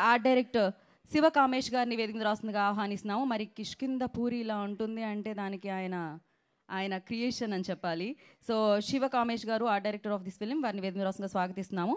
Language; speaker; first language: Telugu; native; Telugu